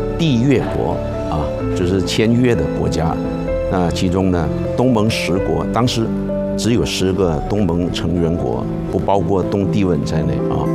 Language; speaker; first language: Chinese; native; Chinese